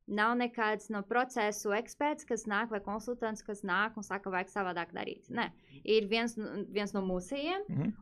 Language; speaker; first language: Latvian; non-native, fluent; Portuguese